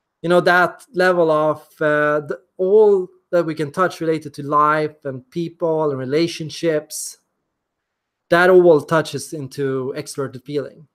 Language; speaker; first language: English; non-native, fluent; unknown